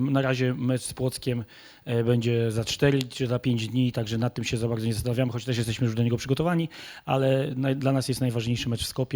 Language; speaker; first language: Polish; native; Polish